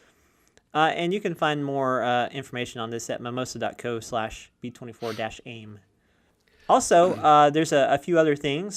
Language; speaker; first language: English; native; English